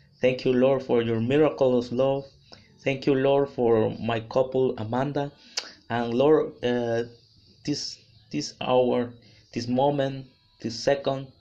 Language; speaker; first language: English; non-native, learner; Spanish